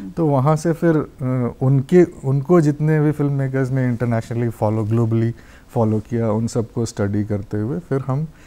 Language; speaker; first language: Hindi; non-native, local second language; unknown